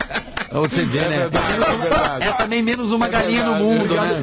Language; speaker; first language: Portuguese; native; Portuguese